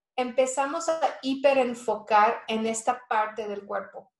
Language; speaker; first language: Spanish; non-native, fluent; English